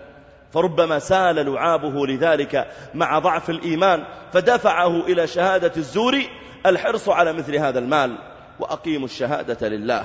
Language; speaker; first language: Arabic; native; Arabic